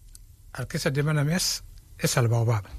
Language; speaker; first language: Catalan; non-native, fluent; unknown